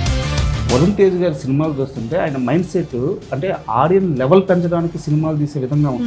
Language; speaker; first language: Telugu; native; Telugu